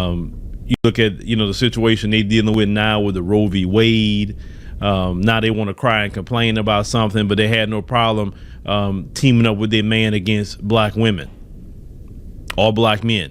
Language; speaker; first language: English; native; English